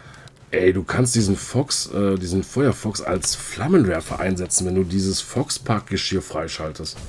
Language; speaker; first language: German; native; German